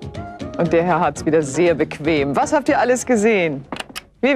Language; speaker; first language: German; native; German